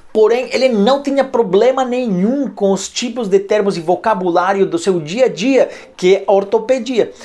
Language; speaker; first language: Portuguese; non-native, fluent; Spanish